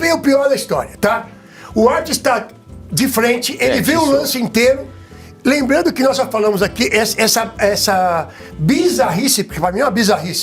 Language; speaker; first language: Portuguese; native; Portuguese